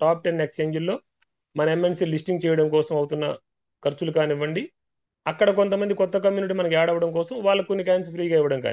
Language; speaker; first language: Telugu; native; Telugu